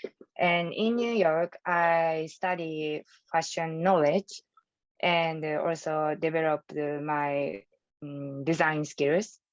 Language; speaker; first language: English; non-native, learner; Japanese